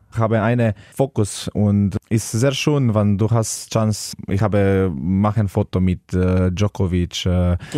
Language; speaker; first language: German; non-native, learner; Slovenian